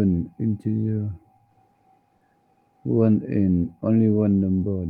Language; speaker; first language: English; non-native, learner; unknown